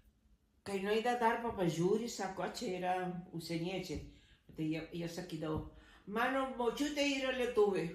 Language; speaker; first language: Lithuanian; early bilingual, heritage; Lithuanian